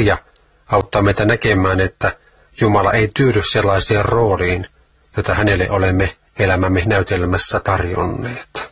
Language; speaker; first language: Finnish; native; Finnish